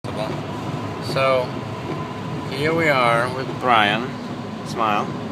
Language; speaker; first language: English; non-native, fluent; Russian